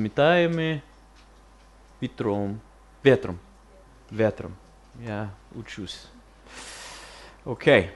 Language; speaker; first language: Russian; non-native, fluent; English